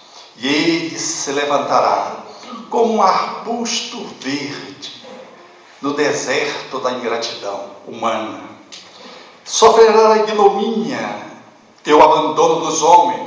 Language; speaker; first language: Portuguese; native; Portuguese